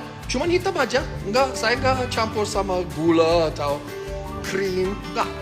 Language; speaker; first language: Indonesian; non-native, fluent; English